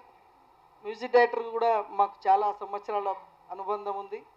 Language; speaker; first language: Telugu; native; Telugu